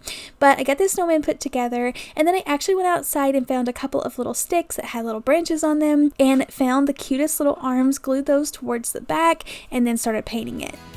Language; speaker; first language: English; native; English